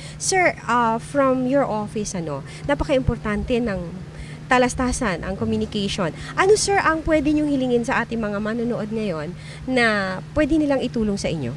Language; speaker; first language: Filipino; native; Filipino